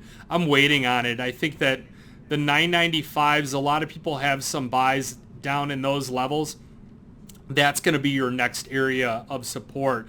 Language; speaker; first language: English; native; English